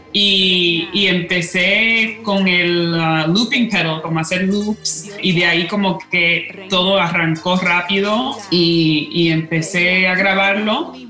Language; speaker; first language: Spanish; early bilingual, heritage; Spanish